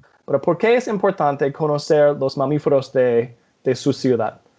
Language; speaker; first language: Spanish; non-native, fluent; English